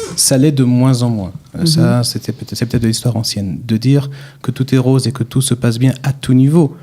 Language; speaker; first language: French; native; French